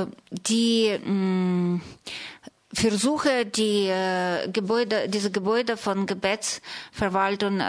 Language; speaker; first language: German; non-native, fluent; Russian